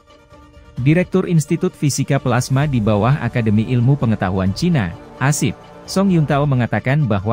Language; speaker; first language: Indonesian; native; Indonesian